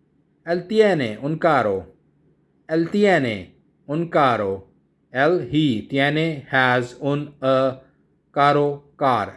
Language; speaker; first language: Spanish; non-native, learner; Urdu